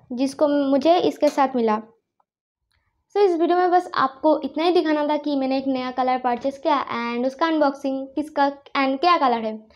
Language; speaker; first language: Hindi; non-native, local second language; Bangla